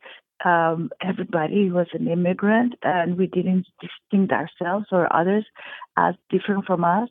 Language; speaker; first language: English; native; English